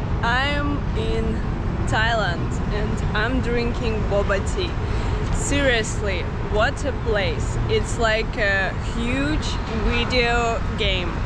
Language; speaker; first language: English; non-native, fluent; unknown